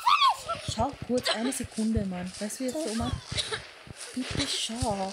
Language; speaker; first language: German; native; German